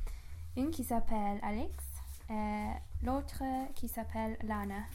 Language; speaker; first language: French; non-native, learner; English